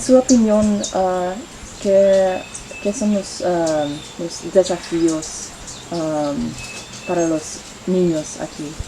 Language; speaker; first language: Spanish; non-native, learner; English